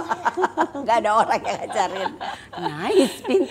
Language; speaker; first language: Indonesian; native; Indonesian